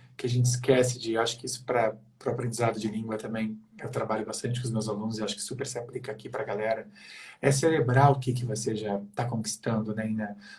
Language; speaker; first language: Portuguese; native; Portuguese